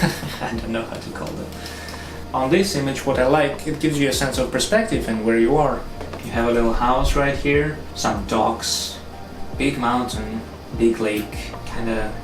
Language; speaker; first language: English; non-native, fluent; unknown